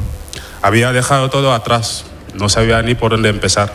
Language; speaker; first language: Spanish; non-native, fluent; Wolof